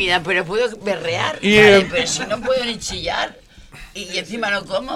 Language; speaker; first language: Spanish; native; Spanish